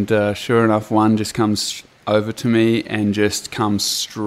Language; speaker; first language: English; native; English